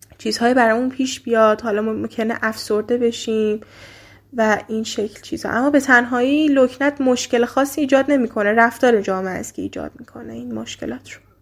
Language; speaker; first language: Persian; native; Persian